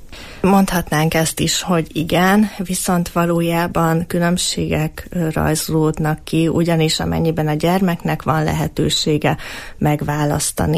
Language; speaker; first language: Hungarian; native; Hungarian